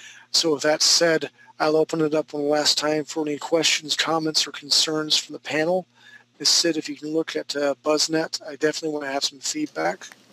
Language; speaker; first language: English; native; English